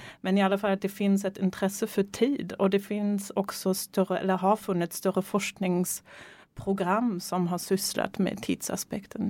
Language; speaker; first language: Swedish; non-native, fluent; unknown